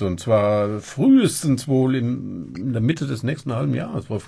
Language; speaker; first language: German; native; German